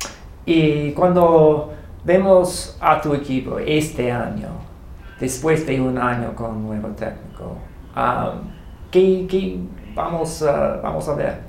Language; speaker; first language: Spanish; non-native, fluent; English